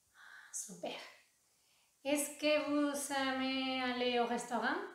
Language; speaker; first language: French; non-native, learner; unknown